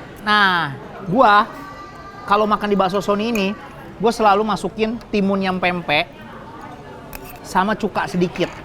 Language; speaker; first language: Indonesian; native; Indonesian